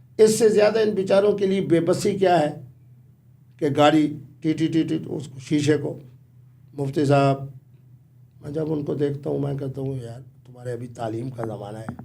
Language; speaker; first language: Urdu; non-native, local second language; Punjabi